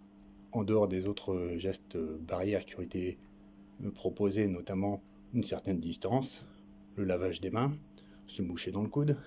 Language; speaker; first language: French; native; French